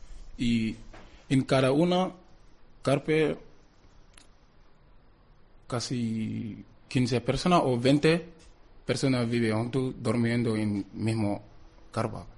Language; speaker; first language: Spanish; non-native, learner; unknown